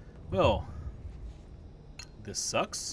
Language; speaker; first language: English; native; English